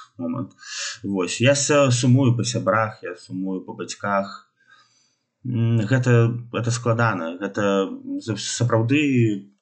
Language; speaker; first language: Belarusian; non-native, local second language; Russian